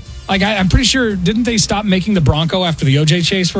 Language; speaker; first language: English; native; English